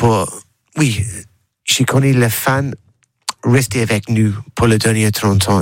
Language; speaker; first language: French; non-native, learner; English